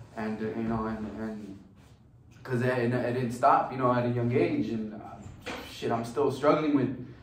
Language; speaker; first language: English; early bilingual, other home language; Spanish